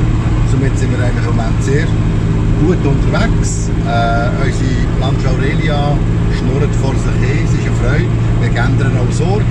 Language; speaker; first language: German; native; German